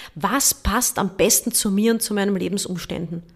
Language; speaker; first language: German; native; German